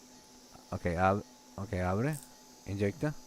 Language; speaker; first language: Spanish; native; Spanish